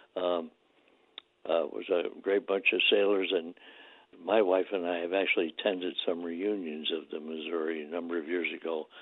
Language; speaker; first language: English; native; English